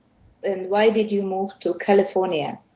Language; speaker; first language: English; non-native, learner; Russian